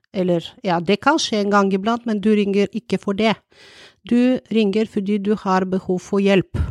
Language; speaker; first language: Norwegian; non-native, fluent; Bulgarian